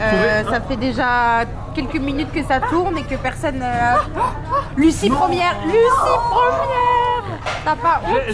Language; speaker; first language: French; native; French